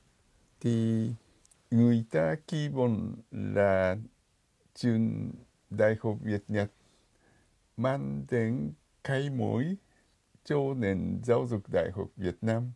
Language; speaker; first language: Vietnamese; non-native, fluent; Japanese